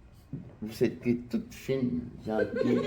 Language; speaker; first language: French; non-native, fluent; Spanish